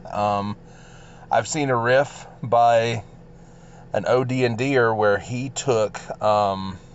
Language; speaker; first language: English; native; English